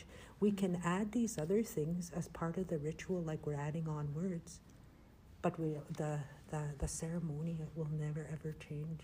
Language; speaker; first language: English; non-native, fluent; Cree